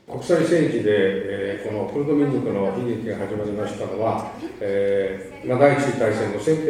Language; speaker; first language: Japanese; native; Japanese